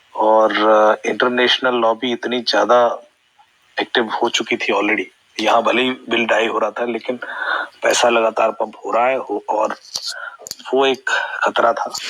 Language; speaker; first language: Hindi; native; Hindi